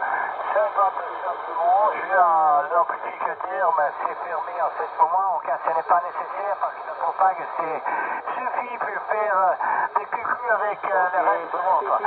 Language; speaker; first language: French; non-native, learner; Italian